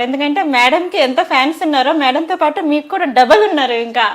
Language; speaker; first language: Telugu; native; Telugu